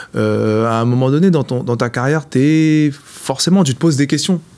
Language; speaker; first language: French; native; French